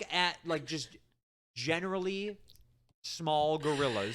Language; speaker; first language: English; native; English